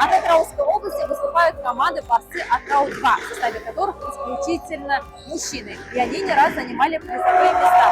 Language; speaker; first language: Russian; native; Russian